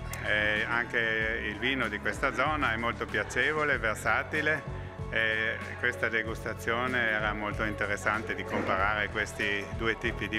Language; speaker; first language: Italian; non-native, local second language; German